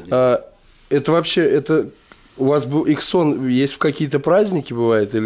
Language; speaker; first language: Russian; native; Russian